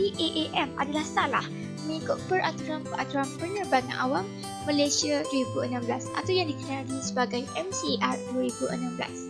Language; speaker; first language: Malay; native; Malay